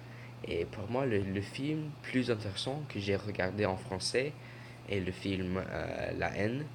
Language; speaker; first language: French; non-native, learner; English